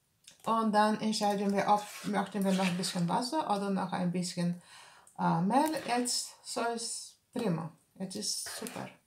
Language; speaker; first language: German; non-native, learner; Bulgarian